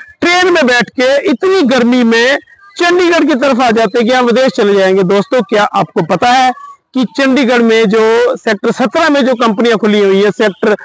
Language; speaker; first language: Hindi; non-native, local second language; Punjabi